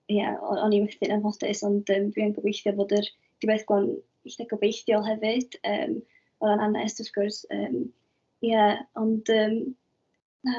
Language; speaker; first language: Welsh; native; Welsh